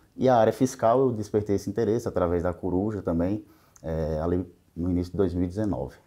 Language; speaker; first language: Portuguese; native; Portuguese